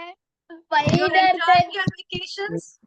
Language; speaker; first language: English; non-native, local second language; Hindi